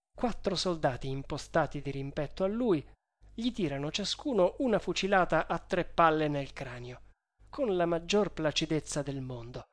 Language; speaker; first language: Italian; native; Italian